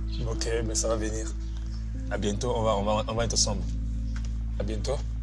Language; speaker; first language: French; non-native, local second language; Lingala